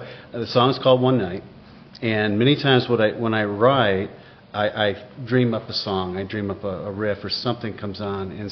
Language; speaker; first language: English; native; English